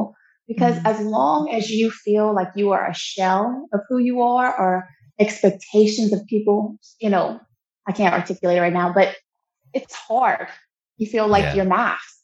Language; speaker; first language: English; native; English